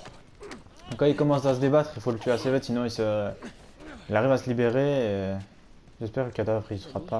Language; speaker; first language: French; native; French